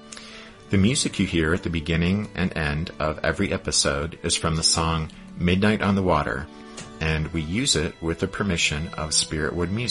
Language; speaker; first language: English; native; English